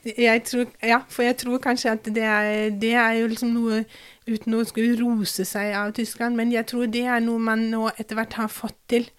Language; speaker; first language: Norwegian; non-native, fluent; German